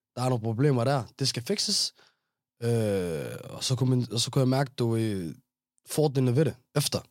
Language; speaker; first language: Danish; native; Danish